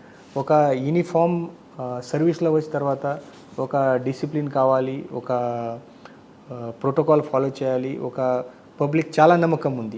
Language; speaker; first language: Telugu; non-native, learner; Marathi